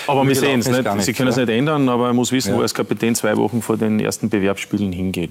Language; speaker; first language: German; native; German